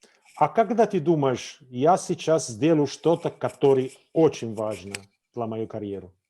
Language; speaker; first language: Russian; non-native, fluent; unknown